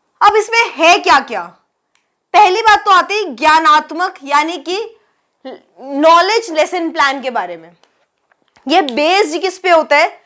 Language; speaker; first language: Hindi; native; Hindi